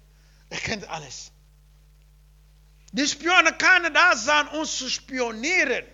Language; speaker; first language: German; non-native, learner; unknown